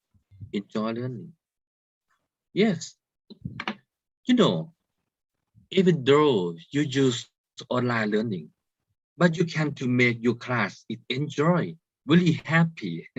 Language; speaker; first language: English; non-native, learner; Thai